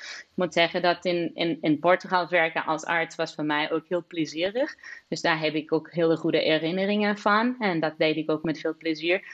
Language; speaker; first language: Dutch; non-native, fluent; Portuguese